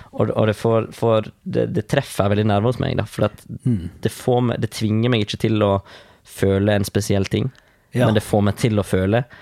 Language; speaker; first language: Norwegian; native; Norwegian